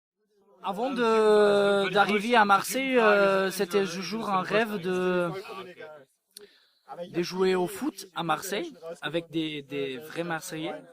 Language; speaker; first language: French; non-native, fluent; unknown